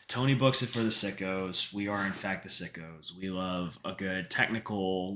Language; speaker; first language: English; native; English